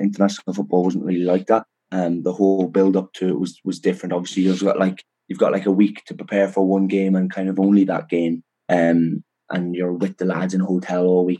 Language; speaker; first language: English; native; English